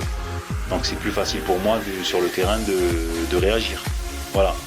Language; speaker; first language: French; native; French